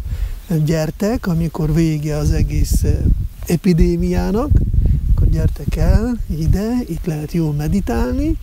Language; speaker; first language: Hungarian; non-native, fluent; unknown